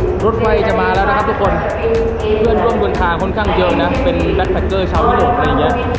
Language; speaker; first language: Thai; native; Thai